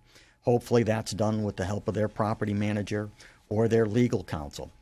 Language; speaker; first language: English; native; English